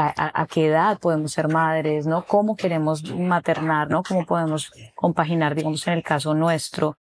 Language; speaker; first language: Spanish; native; Spanish